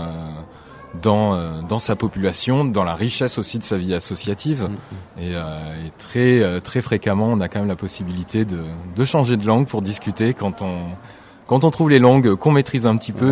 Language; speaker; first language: French; native; French